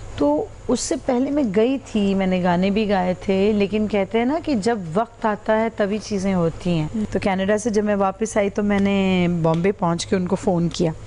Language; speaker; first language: Hindi; non-native, local second language; Punjabi